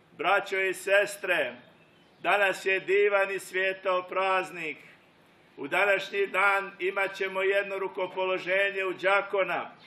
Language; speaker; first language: Serbian; native; Serbian